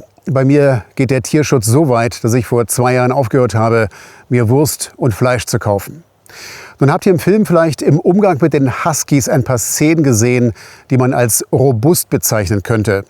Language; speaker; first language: German; native; German